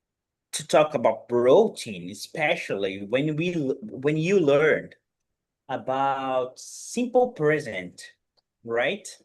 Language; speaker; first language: English; non-native, fluent; Portuguese